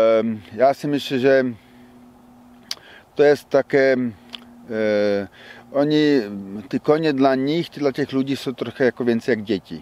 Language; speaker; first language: Polish; non-native, learner; Czech